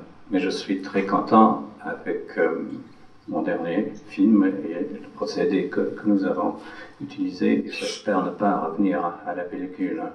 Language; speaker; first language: French; non-native, fluent; English